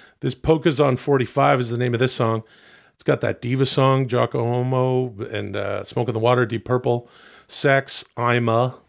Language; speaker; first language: English; native; English